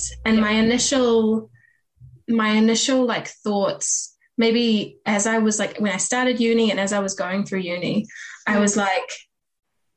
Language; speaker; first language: English; native; English